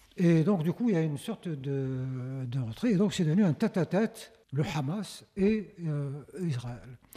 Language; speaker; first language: French; non-native, local second language; Arabic